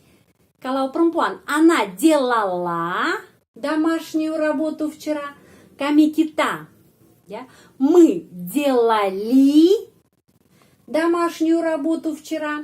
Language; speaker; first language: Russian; non-native, fluent; Indonesian